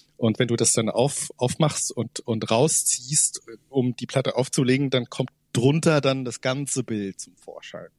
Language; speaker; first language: German; native; German